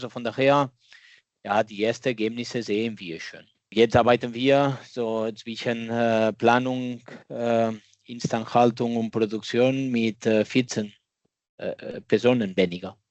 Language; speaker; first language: German; non-native, fluent; Catalan